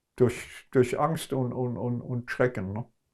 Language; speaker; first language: German; non-native, local second language; Luxembourgish